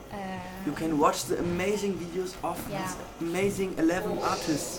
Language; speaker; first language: English; non-native, fluent; German